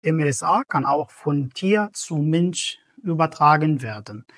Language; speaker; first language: German; non-native, fluent; Arabic